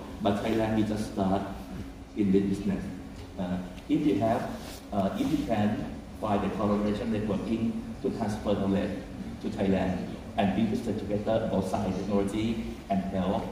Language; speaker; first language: English; non-native, fluent; Thai